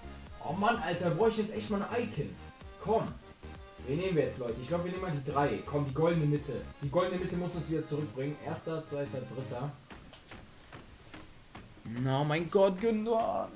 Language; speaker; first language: German; native; German